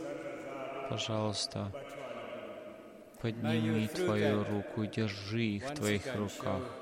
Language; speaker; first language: Russian; non-native, fluent; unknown